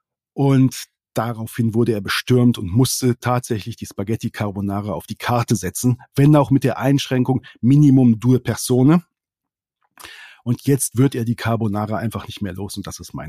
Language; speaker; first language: German; native; German